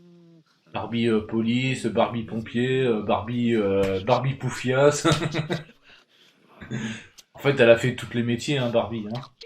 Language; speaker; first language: French; native; French